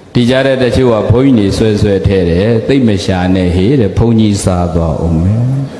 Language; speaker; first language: Burmese; native; Burmese